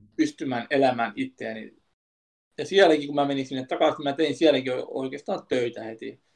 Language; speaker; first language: Finnish; early bilingual, other home language; Kurdish